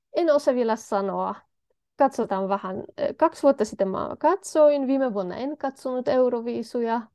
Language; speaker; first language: Finnish; non-native, fluent; Polish